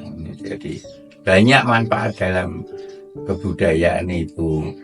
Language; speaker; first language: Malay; non-native, local second language; Javanese